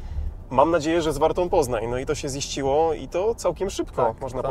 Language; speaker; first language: Polish; native; Polish